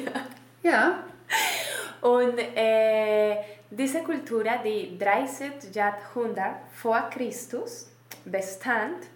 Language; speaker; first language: German; non-native, learner; Spanish